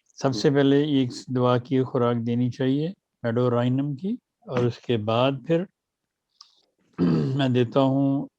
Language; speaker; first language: Urdu; native; Urdu